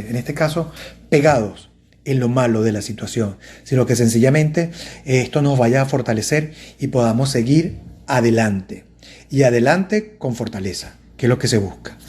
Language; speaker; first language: Spanish; native; Spanish